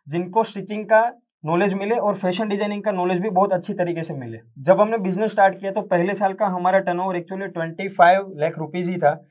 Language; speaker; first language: Hindi; non-native, local second language; Gujarati